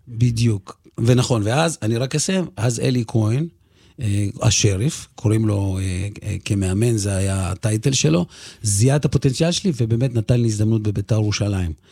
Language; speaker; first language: Hebrew; early bilingual, other home language; Russian